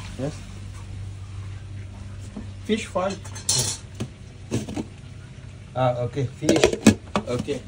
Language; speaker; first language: English; non-native, learner; French